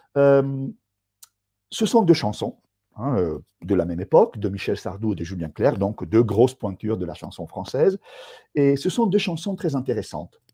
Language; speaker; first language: French; non-native, fluent; Italian